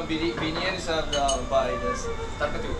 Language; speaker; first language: English; non-native, learner; Japanese